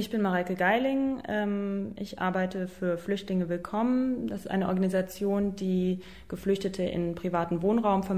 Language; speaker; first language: German; native; German